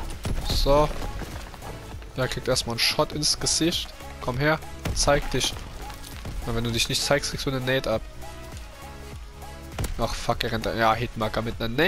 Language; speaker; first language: German; native; German